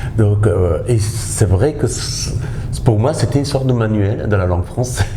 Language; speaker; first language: French; non-native, fluent; Persian